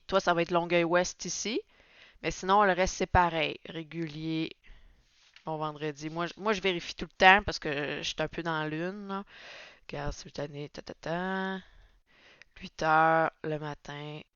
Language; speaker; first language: French; native; French